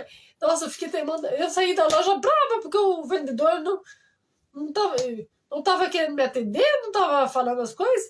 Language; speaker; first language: Portuguese; non-native, fluent; French